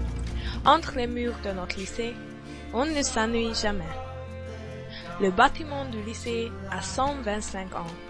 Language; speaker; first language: French; non-native, learner; Hungarian